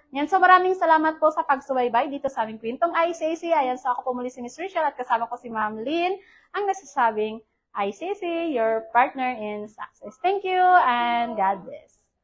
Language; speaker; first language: Filipino; native; Filipino